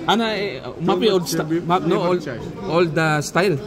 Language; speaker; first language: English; non-native, local second language; Filipino